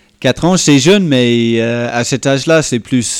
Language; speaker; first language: French; non-native, fluent; English